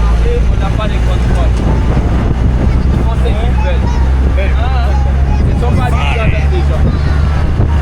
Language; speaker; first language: French; native; French